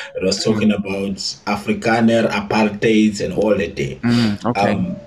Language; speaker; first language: English; non-native, local second language; Zulu